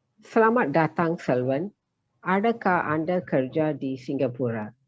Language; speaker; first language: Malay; non-native, learner; Tamil